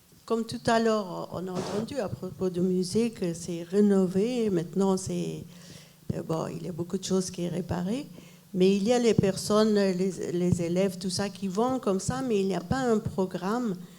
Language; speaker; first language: French; non-native, fluent; Persian